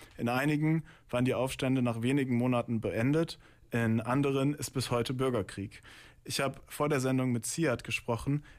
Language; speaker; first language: German; native; German